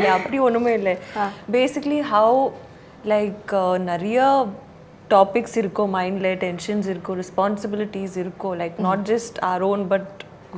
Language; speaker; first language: Tamil; non-native, local second language; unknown